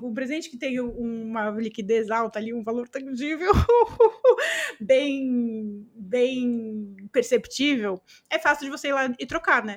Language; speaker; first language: Portuguese; native; Portuguese